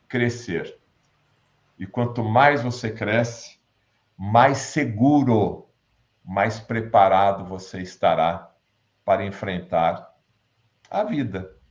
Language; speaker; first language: Portuguese; native; Portuguese